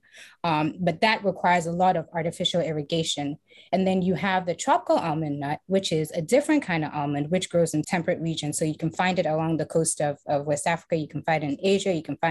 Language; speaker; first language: English; non-native, local second language; Akan